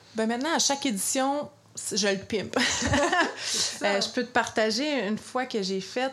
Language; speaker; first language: French; native; French